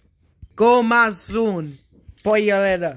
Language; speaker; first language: Spanish; non-native, learner; English